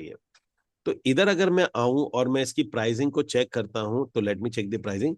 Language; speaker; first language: Hindi; native; Hindi